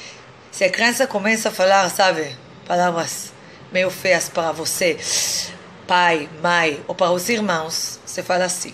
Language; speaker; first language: Portuguese; non-native, fluent; Hebrew